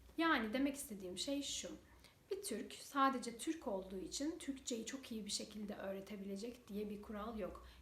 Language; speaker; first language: Turkish; native; Turkish